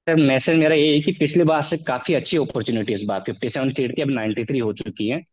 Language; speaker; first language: Hindi; native; Hindi